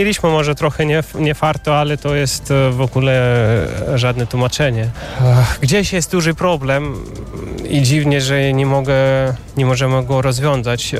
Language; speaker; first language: Polish; non-native, fluent; Russian